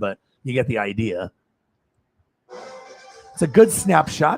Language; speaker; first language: English; native; English